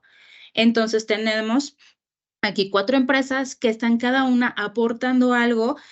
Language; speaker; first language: Spanish; native; Spanish